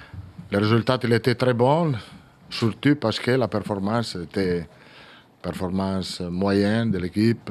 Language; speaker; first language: French; non-native, fluent; Italian